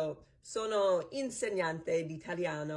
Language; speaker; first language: Italian; non-native, fluent; English